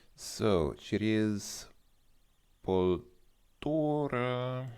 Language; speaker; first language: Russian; non-native, fluent; English